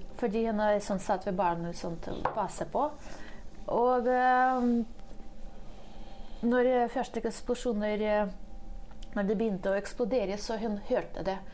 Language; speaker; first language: Norwegian; non-native, fluent; Ukrainian